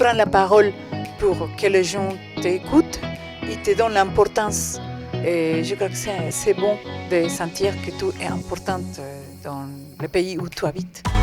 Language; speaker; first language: French; non-native, fluent; Spanish